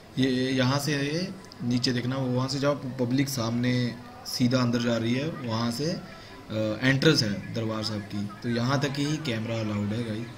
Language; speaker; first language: Hindi; non-native, local second language; Punjabi